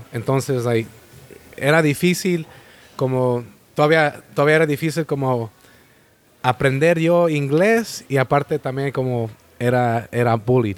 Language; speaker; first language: Spanish; native; Spanish